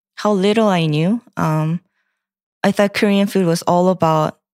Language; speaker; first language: English; non-native, fluent; Korean